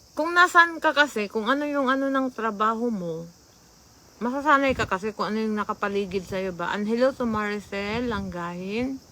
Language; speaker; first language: Filipino; non-native, local second language; Cebuano